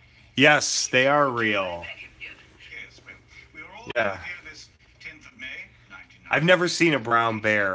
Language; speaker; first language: English; native; English